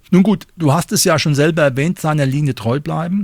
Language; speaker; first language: German; native; German